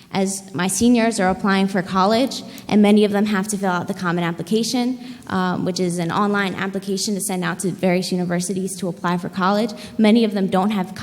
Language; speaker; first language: English; native; English